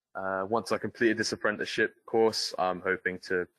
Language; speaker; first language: English; native; English